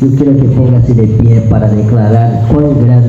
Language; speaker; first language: Spanish; native; Spanish